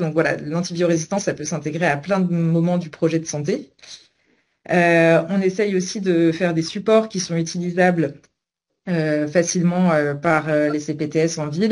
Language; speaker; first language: French; native; French